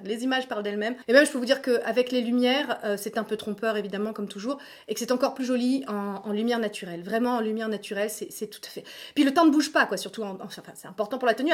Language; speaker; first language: French; native; French